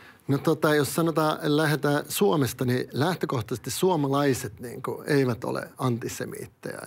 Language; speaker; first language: Finnish; early bilingual, other home language; Swedish